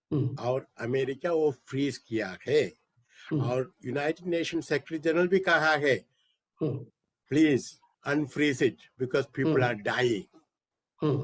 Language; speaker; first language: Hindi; non-native, local second language; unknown